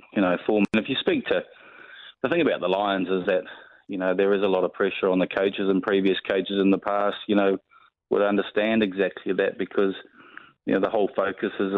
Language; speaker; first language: English; native; English